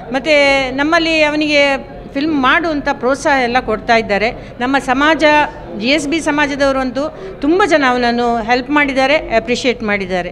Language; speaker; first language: Kannada; non-native, local second language; Konkani